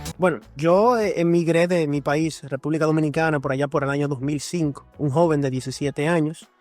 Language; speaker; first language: Spanish; native; Spanish